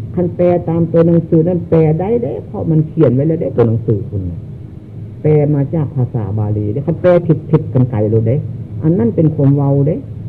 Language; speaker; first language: Thai; native; Thai